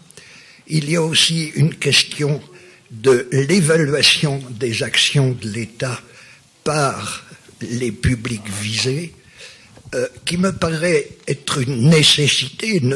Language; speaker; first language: French; native; French